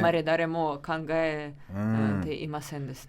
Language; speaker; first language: Japanese; non-native, learner; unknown